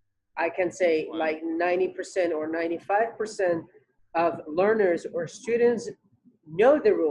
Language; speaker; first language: English; non-native, fluent; Central Kurdish